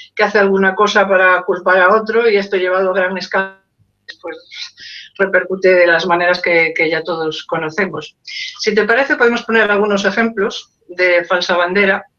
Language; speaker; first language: Spanish; native; Spanish